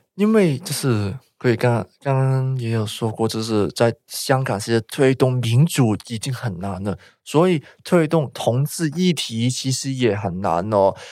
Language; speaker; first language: Chinese; non-native, local second language; Cantonese